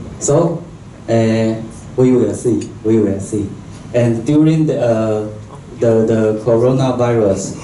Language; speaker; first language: English; non-native, local second language; Chinese